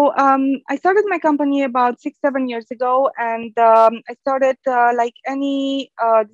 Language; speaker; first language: English; non-native, fluent; Romanian